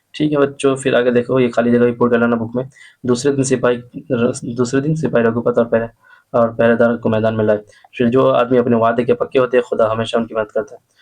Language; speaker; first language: Urdu; native; Urdu